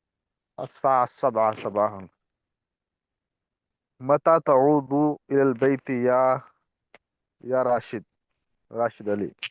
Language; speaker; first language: Arabic; non-native, fluent; Urdu